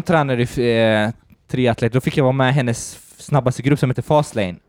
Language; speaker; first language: Swedish; early bilingual, other home language; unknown